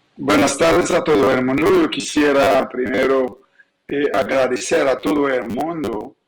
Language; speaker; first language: Spanish; non-native, learner; Haitian Creole